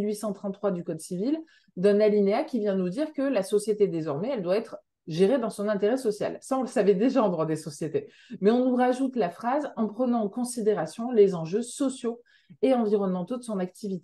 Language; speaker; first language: French; native; French